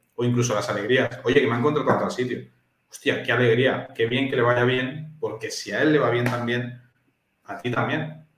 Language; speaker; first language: Spanish; native; Spanish